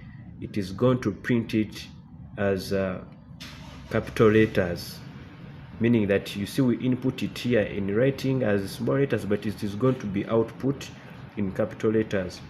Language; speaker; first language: English; non-native, local second language; Ganda